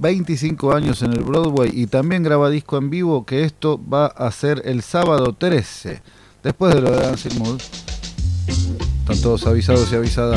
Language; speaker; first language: Spanish; native; Spanish